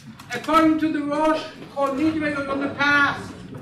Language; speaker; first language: English; non-native, learner; Hebrew